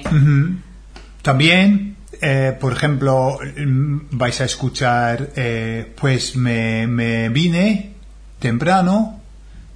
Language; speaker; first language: Spanish; non-native, fluent; English